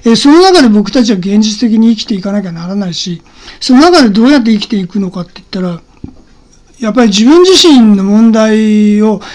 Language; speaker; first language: Japanese; native; Japanese